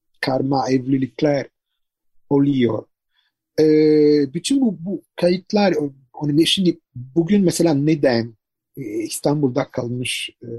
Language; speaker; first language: Turkish; non-native, fluent; Italian